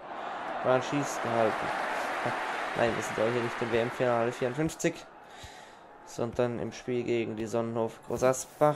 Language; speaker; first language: German; native; German